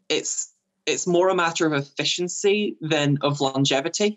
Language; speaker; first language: English; native; English